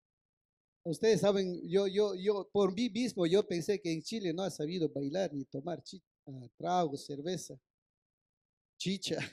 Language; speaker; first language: Spanish; non-native, local second language; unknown